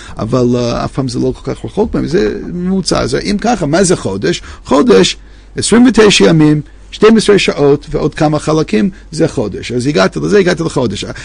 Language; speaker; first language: Hebrew; non-native, fluent; English